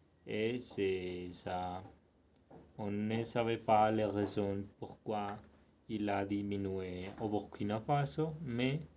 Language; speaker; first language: French; non-native, learner; Spanish